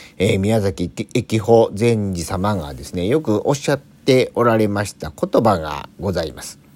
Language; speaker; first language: Japanese; native; Japanese